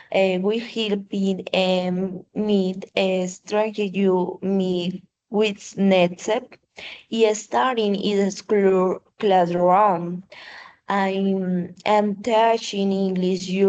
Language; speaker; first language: English; non-native, learner; Spanish